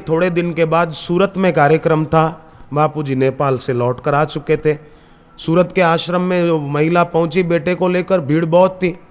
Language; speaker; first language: Hindi; native; Hindi